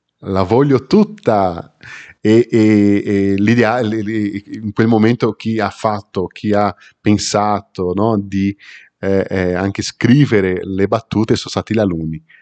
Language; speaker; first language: Italian; non-native, fluent; Portuguese